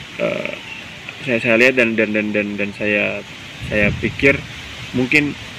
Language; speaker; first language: Indonesian; non-native, local second language; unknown